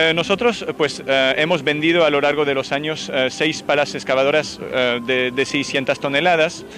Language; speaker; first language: Spanish; non-native, fluent; French